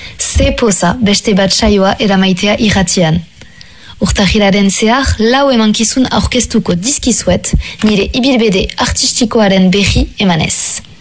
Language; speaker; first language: Basque; non-native, local second language; French